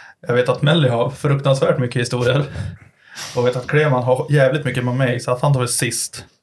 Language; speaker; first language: Swedish; native; Swedish